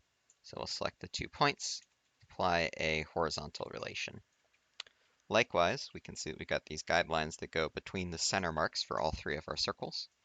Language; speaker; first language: English; native; English